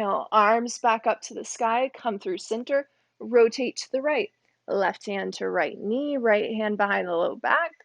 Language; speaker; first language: English; native; English